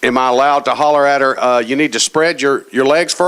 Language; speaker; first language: English; native; English